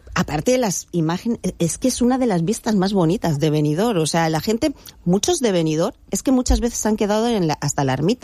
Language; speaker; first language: Spanish; native; Spanish